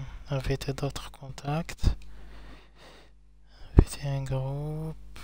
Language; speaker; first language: French; non-native, local second language; Arabic